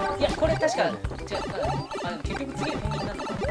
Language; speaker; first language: Japanese; native; Japanese